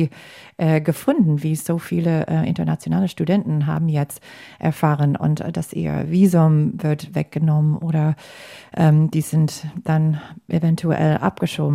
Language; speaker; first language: German; non-native, fluent; English